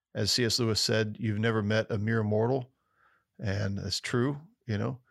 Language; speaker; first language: English; native; English